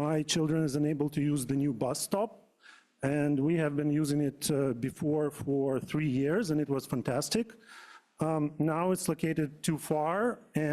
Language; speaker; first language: English; non-native, fluent; Ukrainian